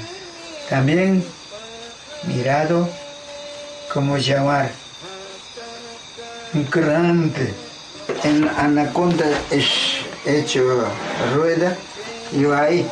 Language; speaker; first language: Spanish; non-native, local second language; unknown